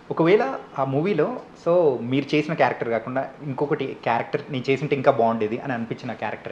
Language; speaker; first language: Telugu; native; Telugu